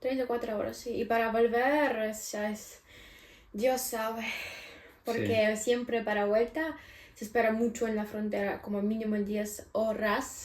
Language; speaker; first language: Spanish; non-native, fluent; Ukrainian